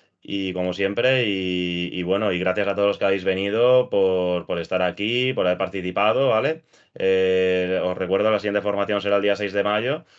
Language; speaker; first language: Spanish; native; Spanish